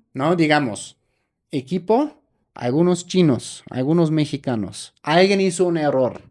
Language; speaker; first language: Spanish; non-native, fluent; German